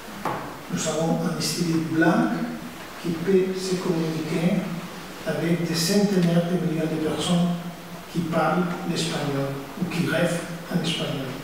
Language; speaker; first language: French; non-native, fluent; Spanish